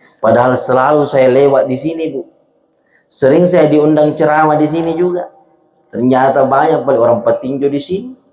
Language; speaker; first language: Indonesian; non-native, local second language; Buginese